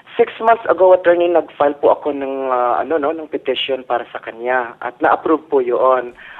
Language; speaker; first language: Filipino; native; Filipino